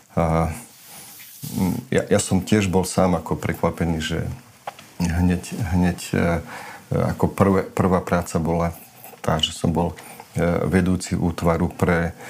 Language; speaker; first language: Slovak; non-native, local second language; Romany